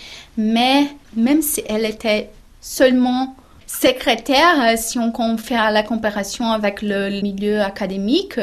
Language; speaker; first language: French; non-native, fluent; Portuguese